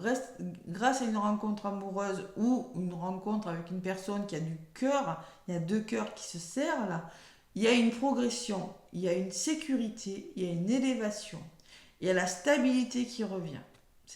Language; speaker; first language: French; native; French